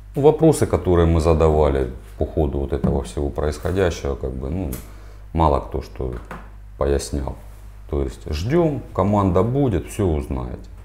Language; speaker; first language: Russian; native; Russian